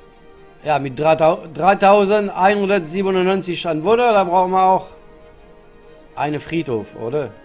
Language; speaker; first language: German; non-native, learner; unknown